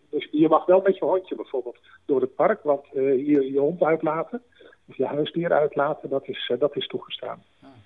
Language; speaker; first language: Dutch; native; Dutch